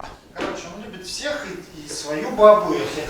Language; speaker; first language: Russian; native; Russian